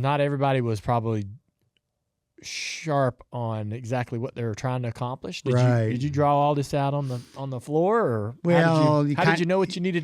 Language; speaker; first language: English; native; English